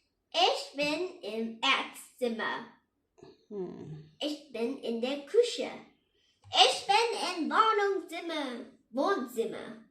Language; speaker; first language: German; non-native, learner; Vietnamese